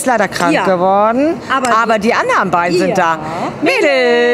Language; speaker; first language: German; native; German